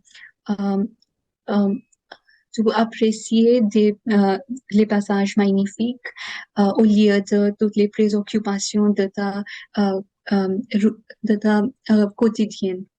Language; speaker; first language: French; non-native, learner; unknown